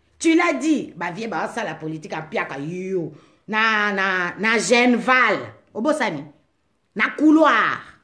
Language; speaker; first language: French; non-native, local second language; Lingala